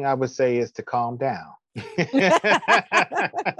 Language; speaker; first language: English; native; English